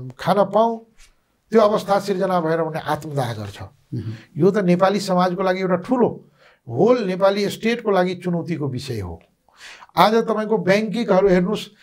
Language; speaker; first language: Nepali; non-native, local second language; Maithili